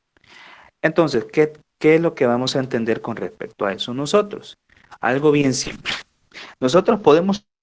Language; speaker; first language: Spanish; native; Spanish